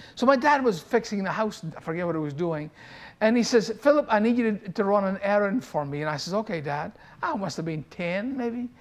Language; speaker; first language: English; native; English